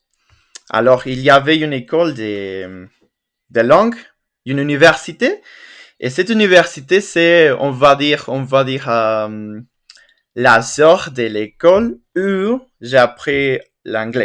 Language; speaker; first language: French; non-native, fluent; Spanish